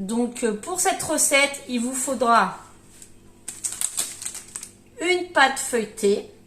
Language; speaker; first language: French; native; French